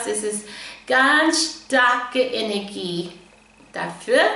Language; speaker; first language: German; non-native, fluent; English